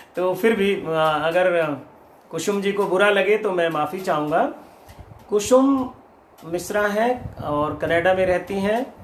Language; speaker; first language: Hindi; native; Hindi